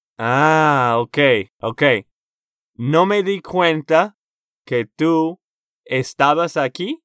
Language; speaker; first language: Spanish; non-native, fluent; English